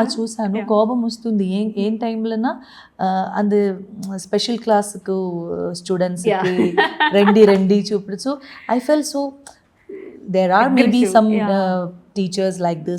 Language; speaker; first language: Telugu; non-native, learner; Malayalam